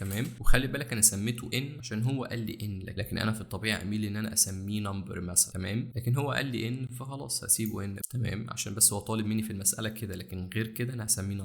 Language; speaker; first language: Arabic; native; Arabic